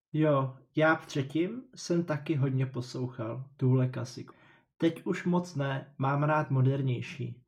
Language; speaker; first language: Czech; non-native, fluent; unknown